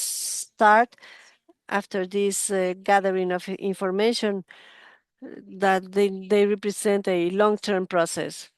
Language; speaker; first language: English; non-native, fluent; Spanish